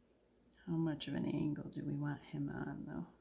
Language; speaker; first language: English; native; English